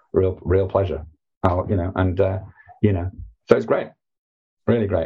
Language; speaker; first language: English; native; English